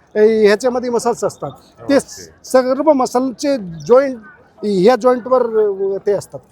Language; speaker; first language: Marathi; non-native, local second language; Hindi